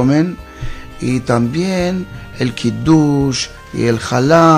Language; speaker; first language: Spanish; non-native, learner; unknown